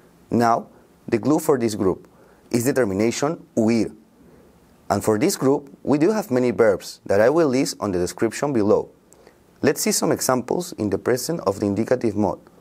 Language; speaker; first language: English; non-native, fluent; Spanish